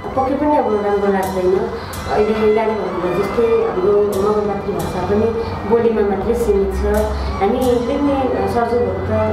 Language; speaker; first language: Nepali; non-native, local second language; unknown